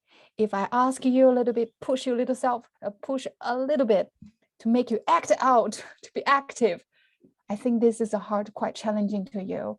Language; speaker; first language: English; non-native, fluent; Chinese